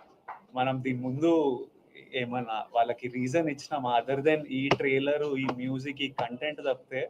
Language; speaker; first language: Telugu; native; Telugu